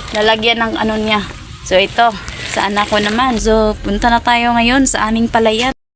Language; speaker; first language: Filipino; non-native, local second language; Cebuano